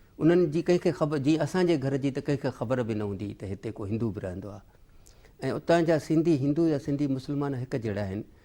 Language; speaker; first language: Sindhi; native; Sindhi